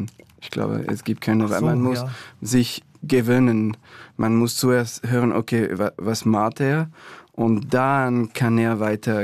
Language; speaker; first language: German; non-native, fluent; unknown